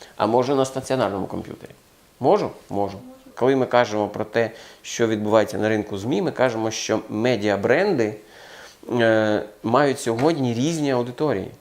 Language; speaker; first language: Ukrainian; non-native, local second language; Russian